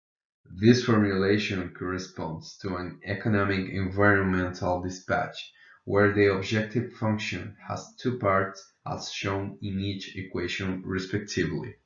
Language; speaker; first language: English; non-native, fluent; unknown